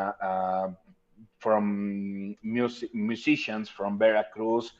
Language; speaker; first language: English; non-native, learner; Spanish